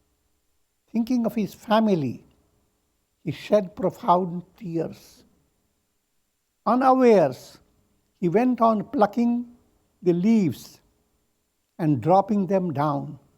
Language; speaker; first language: English; non-native, local second language; Hindi